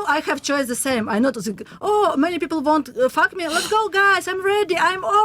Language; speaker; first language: English; non-native, learner; Russian